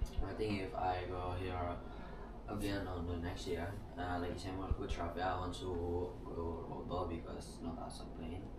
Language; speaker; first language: English; non-native, learner; Indonesian